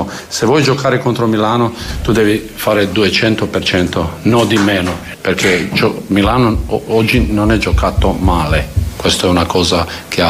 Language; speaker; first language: Italian; non-native, fluent; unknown